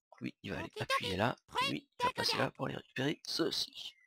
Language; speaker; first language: French; native; French